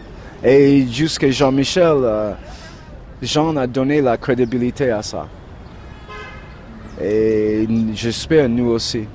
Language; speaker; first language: French; non-native, learner; English